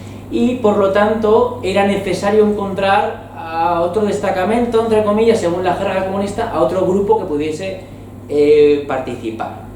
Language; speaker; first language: Spanish; native; Spanish